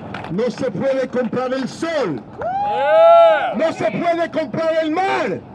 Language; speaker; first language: Spanish; native; Spanish